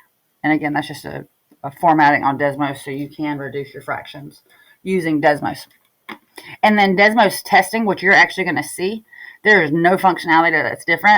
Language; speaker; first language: English; native; English